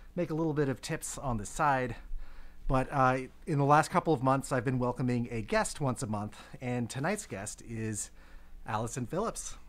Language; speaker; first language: English; native; English